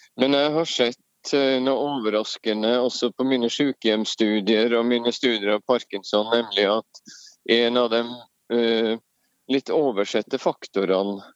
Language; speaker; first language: Norwegian; native; Norwegian